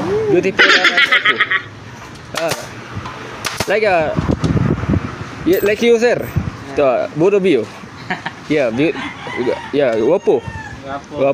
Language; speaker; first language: English; non-native, local second language; Cebuano